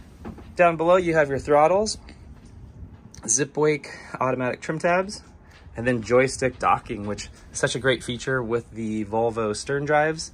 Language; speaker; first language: English; native; English